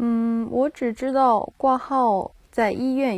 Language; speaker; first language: Chinese; non-native, learner; Japanese